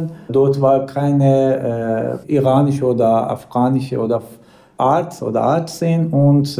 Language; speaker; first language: German; non-native, learner; Persian